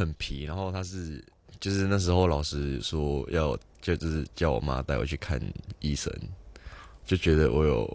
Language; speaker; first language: Chinese; non-native, local second language; Cantonese